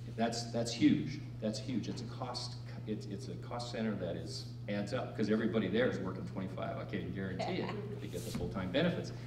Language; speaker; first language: English; native; English